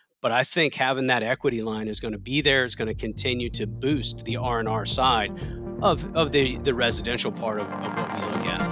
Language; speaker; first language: English; native; English